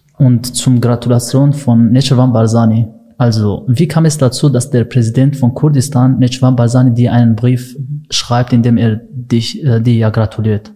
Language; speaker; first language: German; non-native, fluent; Arabic